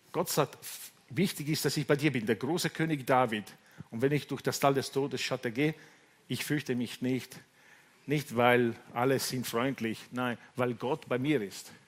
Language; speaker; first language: German; non-native, fluent; Italian